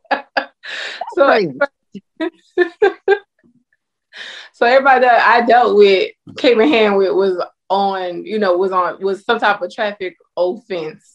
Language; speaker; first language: English; native; English